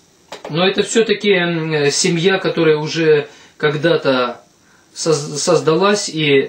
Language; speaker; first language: Russian; native; Russian